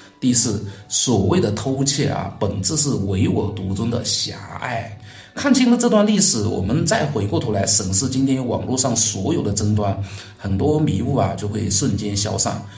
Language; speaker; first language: Chinese; non-native, local second language; Hakka Chinese